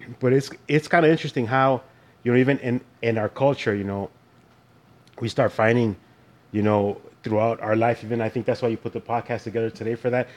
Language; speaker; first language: English; early bilingual, other home language; Spanish